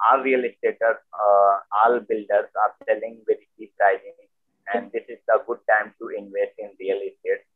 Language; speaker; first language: English; non-native, local second language; Hindi